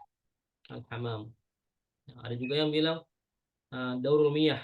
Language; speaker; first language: Indonesian; native; Indonesian